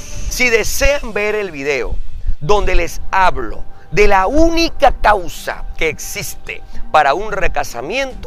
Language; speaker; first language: Spanish; native; Spanish